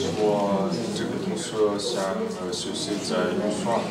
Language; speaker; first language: Chinese; non-native, learner; Kyrgyz